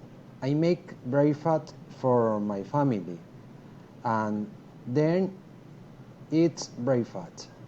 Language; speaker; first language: English; non-native, learner; Spanish